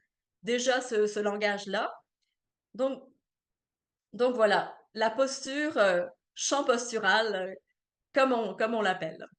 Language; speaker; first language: French; native; French